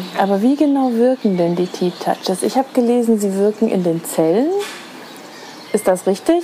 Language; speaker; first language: German; native; German